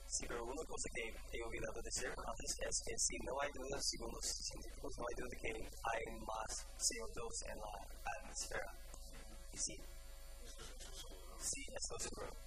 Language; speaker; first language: Spanish; non-native, fluent; English